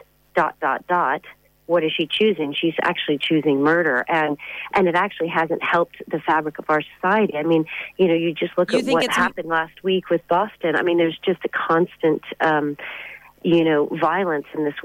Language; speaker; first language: English; native; English